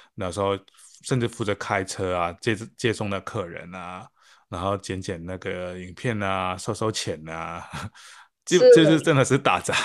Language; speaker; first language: Chinese; non-native, local second language; Cantonese